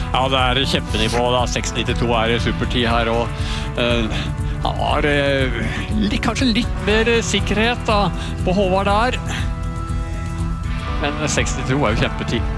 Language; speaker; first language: Norwegian; native; Norwegian